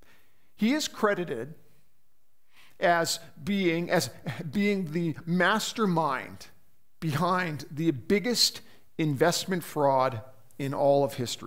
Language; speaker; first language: English; native; English